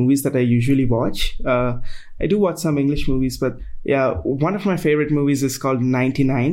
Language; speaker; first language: English; non-native, local second language; Hindi